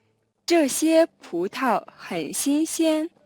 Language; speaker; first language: Chinese; non-native, learner; Mongolian